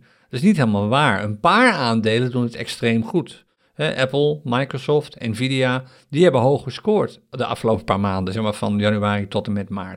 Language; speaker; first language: Dutch; native; Dutch